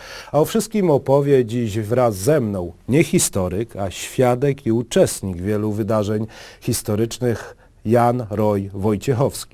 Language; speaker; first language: Polish; native; Polish